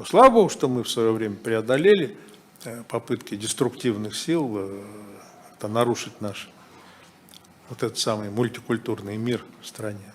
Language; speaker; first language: Russian; native; Russian